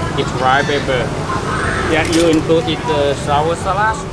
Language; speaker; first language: English; non-native, learner; Vietnamese